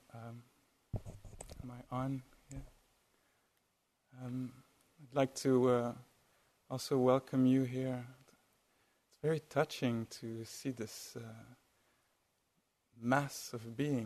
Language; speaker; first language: English; non-native, fluent; French